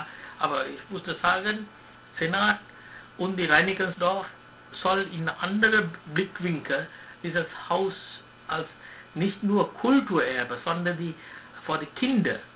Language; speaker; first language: German; non-native, learner; Sinhala